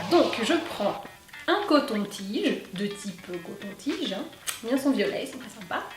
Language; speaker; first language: French; native; French